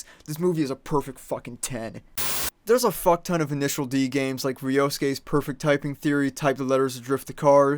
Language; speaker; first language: English; native; English